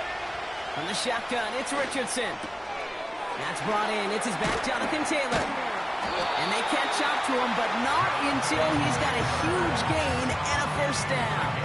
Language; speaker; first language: English; native; English